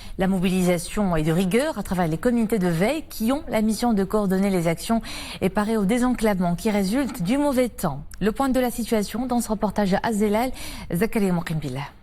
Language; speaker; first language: French; non-native, local second language; Arabic